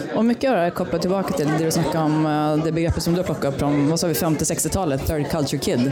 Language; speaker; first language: Swedish; early bilingual, other home language; Spanish